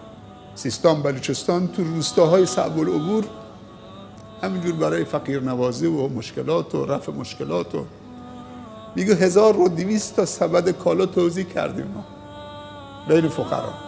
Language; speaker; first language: Persian; native; Persian